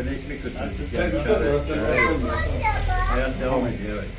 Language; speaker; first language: Turkish; native; Turkish